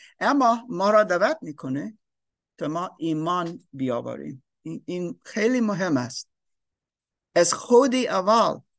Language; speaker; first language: Persian; non-native, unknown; German